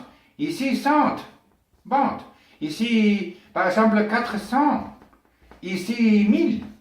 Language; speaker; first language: French; non-native, learner; Spanish